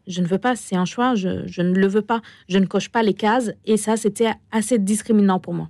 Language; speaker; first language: French; non-native, fluent; Arabic